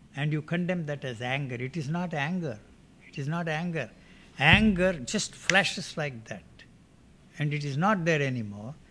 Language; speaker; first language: English; non-native, local second language; Telugu